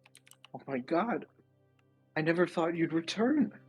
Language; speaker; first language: English; native; English